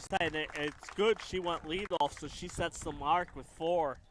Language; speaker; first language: English; native; English